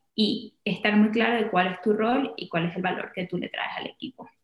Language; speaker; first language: Spanish; native; Spanish